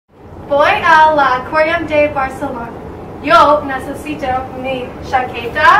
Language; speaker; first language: Spanish; non-native, learner; English